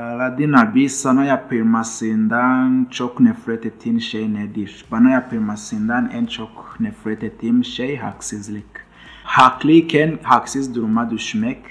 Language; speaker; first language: Turkish; non-native, fluent; Kinyarwanda